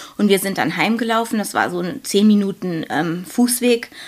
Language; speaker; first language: German; native; German